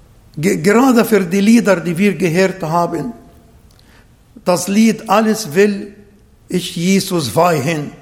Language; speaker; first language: German; non-native, fluent; Arabic